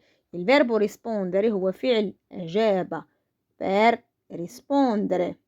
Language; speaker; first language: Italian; non-native, fluent; Arabic